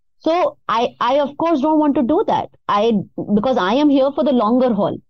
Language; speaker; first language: English; non-native, local second language; Hindi